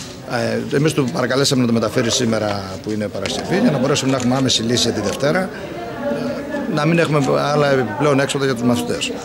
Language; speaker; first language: Greek; native; Greek